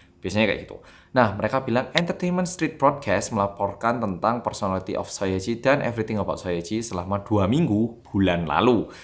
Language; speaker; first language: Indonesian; non-native, fluent; Korean